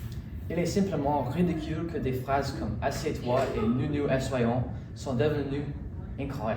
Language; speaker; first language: French; non-native, learner; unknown